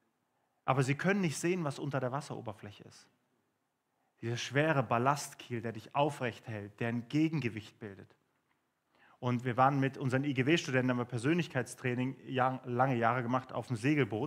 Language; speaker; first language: German; native; German